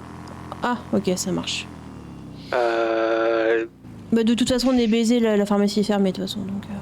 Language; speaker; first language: French; native; French